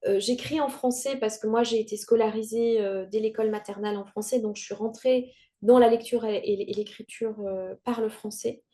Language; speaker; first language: French; non-native, local second language; Kinyarwanda